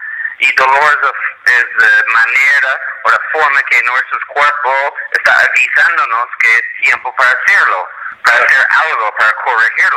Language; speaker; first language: Spanish; non-native, fluent; English